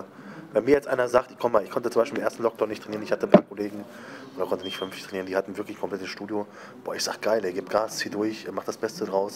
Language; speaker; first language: German; native; German